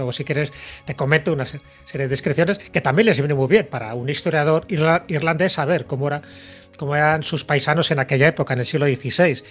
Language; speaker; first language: Spanish; native; Spanish